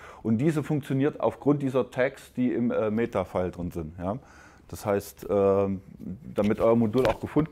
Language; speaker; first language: German; native; German